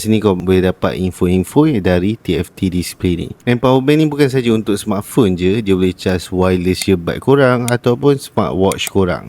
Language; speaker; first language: Malay; native; Malay